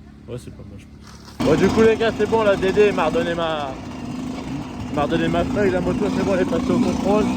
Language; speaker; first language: French; native; French